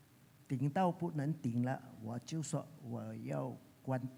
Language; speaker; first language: Chinese; early bilingual, heritage; Chinese